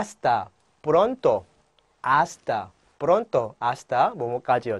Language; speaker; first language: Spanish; non-native, fluent; Korean